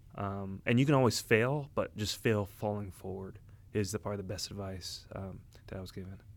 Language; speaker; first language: English; native; English